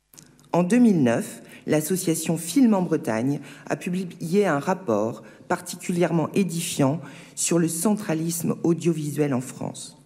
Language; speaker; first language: French; native; French